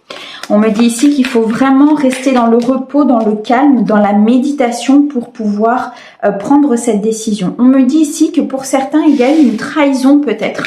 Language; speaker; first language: French; native; French